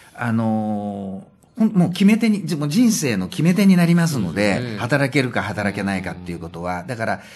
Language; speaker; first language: Japanese; native; Japanese